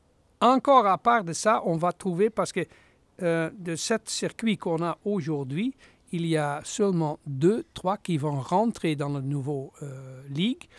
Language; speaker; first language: French; non-native, fluent; Dutch